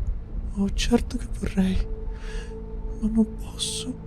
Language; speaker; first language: Italian; native; Italian